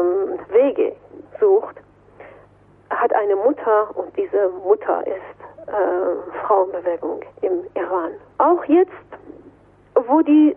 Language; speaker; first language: German; non-native, fluent; Persian